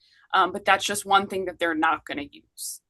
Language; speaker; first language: English; native; English